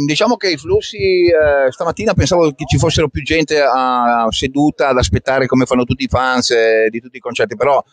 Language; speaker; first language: Italian; native; Italian